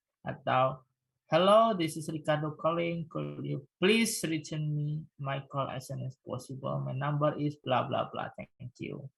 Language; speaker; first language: English; non-native, fluent; Indonesian